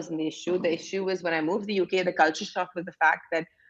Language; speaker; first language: English; non-native, local second language; Urdu